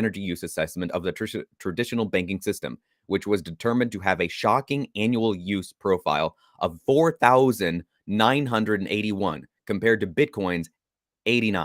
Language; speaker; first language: English; native; English